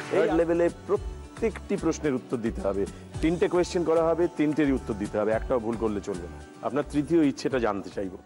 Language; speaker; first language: Bangla; native; Bangla